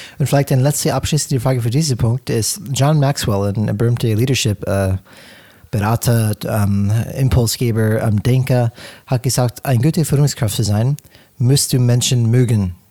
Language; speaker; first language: German; non-native, fluent; English